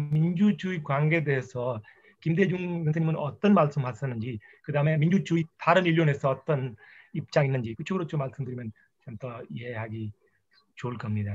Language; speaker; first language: Korean; non-native, fluent; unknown